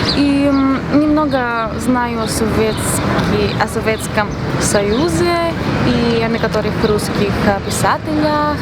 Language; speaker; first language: Russian; non-native, fluent; Greek